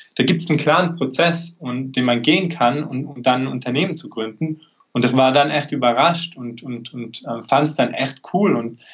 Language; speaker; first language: German; native; German